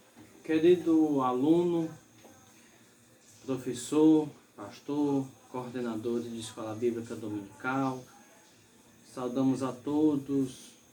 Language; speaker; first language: Portuguese; native; Portuguese